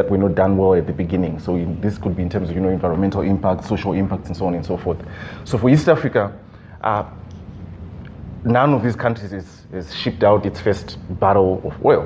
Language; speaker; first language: English; non-native, local second language; Shona